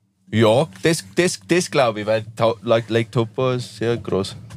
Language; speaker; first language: German; non-native, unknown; English